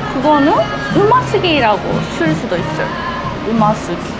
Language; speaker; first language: Korean; non-native, fluent; Japanese